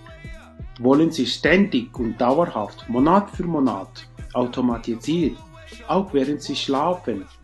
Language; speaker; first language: German; non-native, learner; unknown